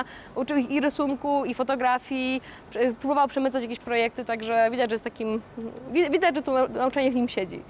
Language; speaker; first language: Polish; native; Polish